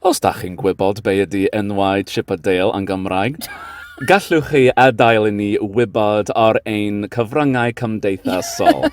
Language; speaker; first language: Welsh; non-native, learner; English